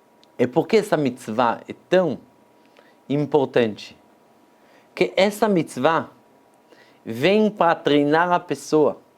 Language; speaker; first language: Portuguese; non-native, fluent; Hebrew